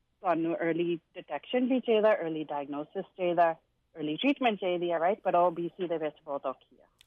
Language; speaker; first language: Punjabi; early bilingual, heritage; Punjabi